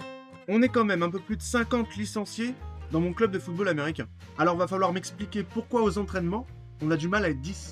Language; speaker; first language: French; native; French